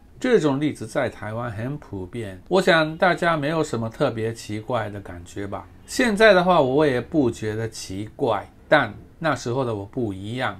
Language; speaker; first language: Chinese; non-native, fluent; Japanese